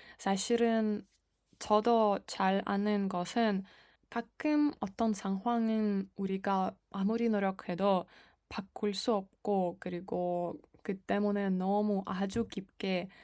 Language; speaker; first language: Korean; non-native, fluent; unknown